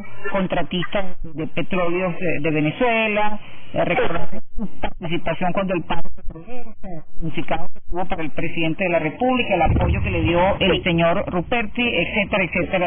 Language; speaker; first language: Spanish; native; Spanish